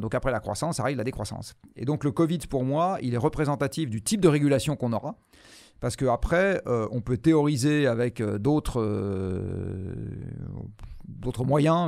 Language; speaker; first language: French; native; French